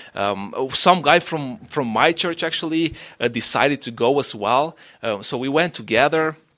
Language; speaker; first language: English; non-native, fluent; Romanian